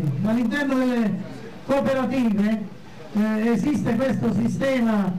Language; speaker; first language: Italian; native; Italian